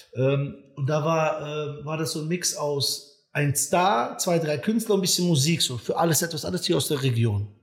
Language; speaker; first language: German; native; German